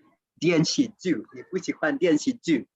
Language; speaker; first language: Chinese; non-native, fluent; Swahili